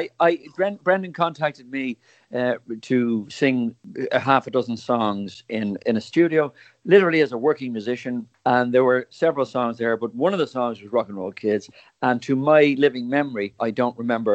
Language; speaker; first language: English; native; English